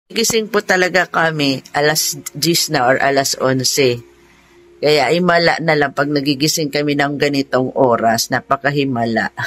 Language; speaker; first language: Filipino; non-native, local second language; Bikol